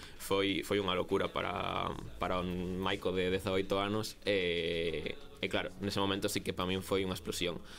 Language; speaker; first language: Galician; non-native, local second language; Spanish